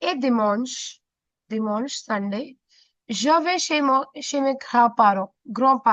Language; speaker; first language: French; non-native, fluent; Hindi